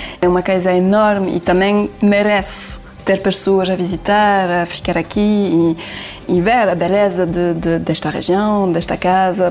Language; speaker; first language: Portuguese; non-native, learner; French